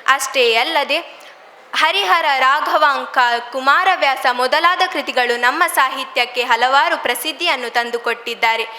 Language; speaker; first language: Kannada; native; Kannada